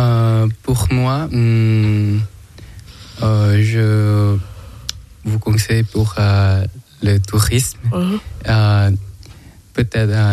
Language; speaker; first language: French; non-native, learner; Thai